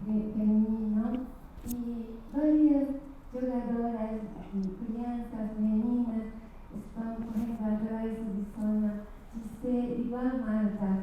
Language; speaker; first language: Portuguese; non-native, learner; Japanese